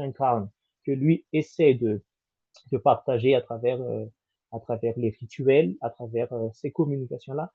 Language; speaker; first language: French; non-native, local second language; Malagasy